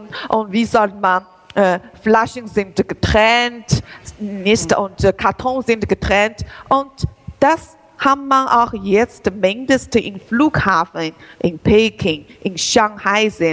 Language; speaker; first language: German; non-native, learner; Chinese